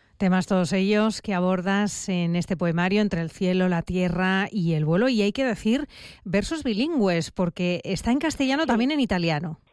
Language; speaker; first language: Spanish; native; Spanish